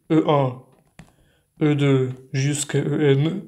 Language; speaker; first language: French; non-native, local second language; Arabic